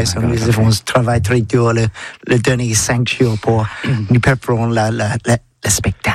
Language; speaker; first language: French; non-native, learner; English